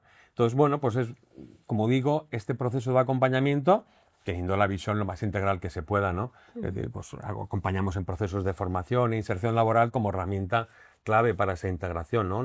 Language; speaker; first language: Spanish; native; Spanish